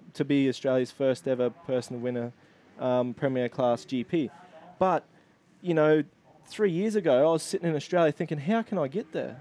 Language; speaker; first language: English; native; English